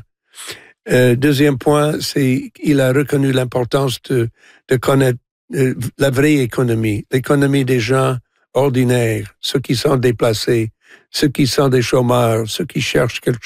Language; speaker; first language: French; non-native, local second language; English